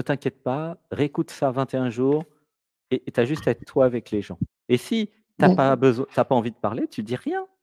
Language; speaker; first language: French; native; French